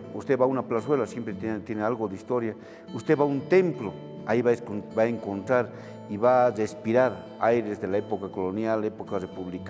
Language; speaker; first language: Spanish; native; Spanish